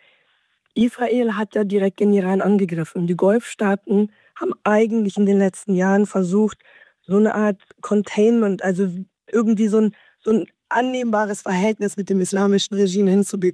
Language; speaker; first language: German; native; German